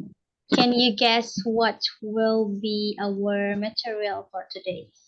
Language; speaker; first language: English; non-native, learner; Indonesian